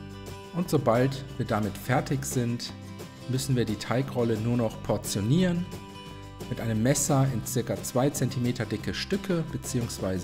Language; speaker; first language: German; native; German